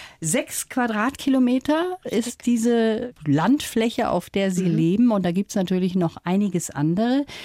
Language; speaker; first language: German; native; German